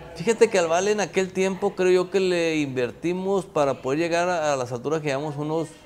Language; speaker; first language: Spanish; native; Spanish